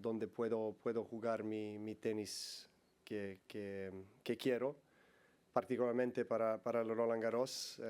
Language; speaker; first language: Spanish; non-native, learner; Serbian